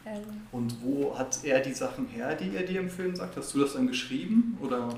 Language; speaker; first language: German; native; German